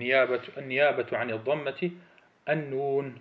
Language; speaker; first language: Arabic; early bilingual, heritage; Arabic